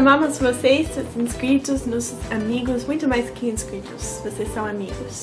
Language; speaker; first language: Portuguese; non-native, fluent; English